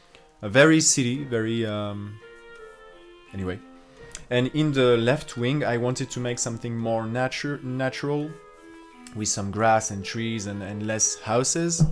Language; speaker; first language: English; non-native, fluent; French